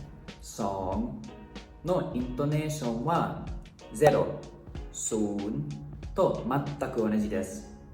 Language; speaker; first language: Japanese; non-native, fluent; Thai